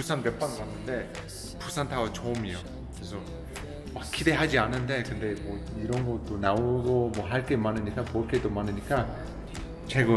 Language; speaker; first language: Korean; non-native, fluent; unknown